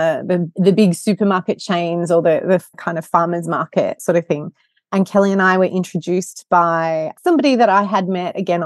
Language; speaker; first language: English; native; English